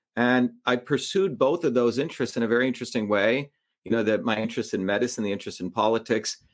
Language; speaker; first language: English; early bilingual, other home language; Tamil